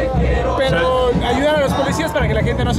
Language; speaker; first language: Spanish; native; Spanish